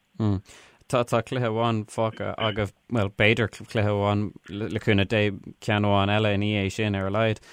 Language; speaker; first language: Irish; non-native, local second language; English